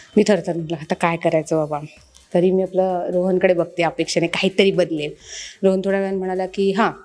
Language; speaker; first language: Marathi; native; Marathi